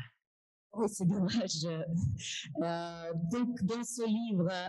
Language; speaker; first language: French; non-native, fluent; Russian